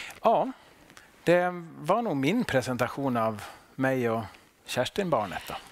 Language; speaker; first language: Swedish; non-native, local second language; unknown